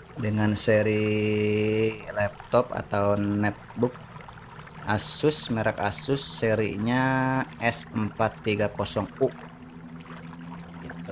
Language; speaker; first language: Indonesian; non-native, local second language; Sundanese